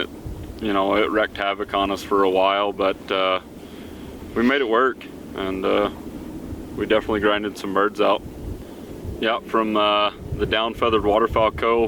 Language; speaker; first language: English; native; English